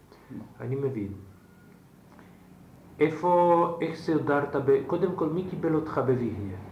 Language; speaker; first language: Hebrew; non-native, fluent; Slovak